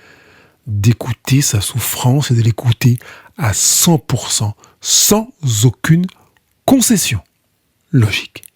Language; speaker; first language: French; native; French